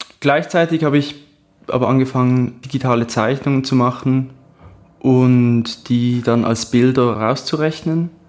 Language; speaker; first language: German; native; German